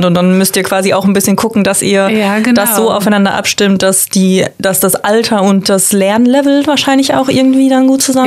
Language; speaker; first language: German; native; German